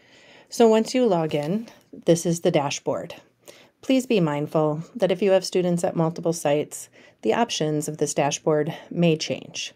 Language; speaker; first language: English; native; English